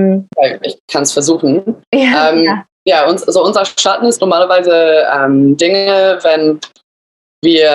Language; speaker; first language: German; early bilingual, other home language; English